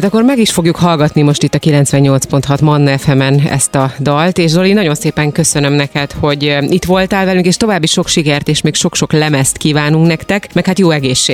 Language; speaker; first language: Hungarian; native; Hungarian